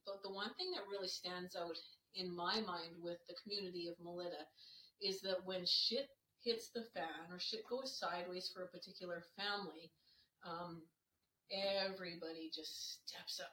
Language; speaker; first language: English; native; English